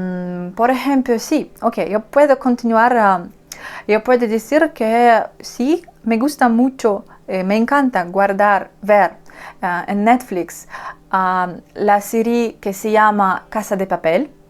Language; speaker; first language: Spanish; non-native, learner; Russian